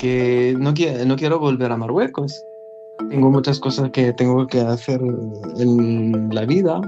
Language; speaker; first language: Spanish; non-native, learner; Arabic